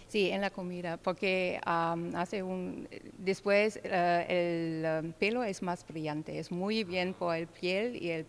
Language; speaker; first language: Spanish; non-native, learner; German